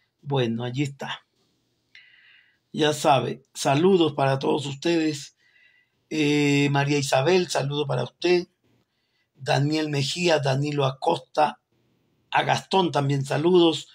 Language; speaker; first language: Spanish; native; Spanish